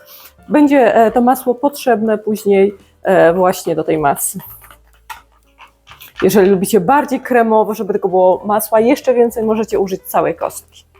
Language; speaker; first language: Polish; native; Polish